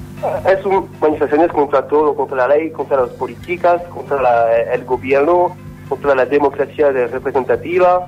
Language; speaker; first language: Spanish; non-native, learner; French